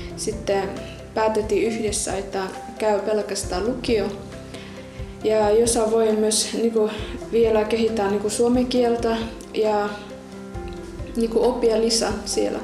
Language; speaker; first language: Finnish; non-native, fluent; Burmese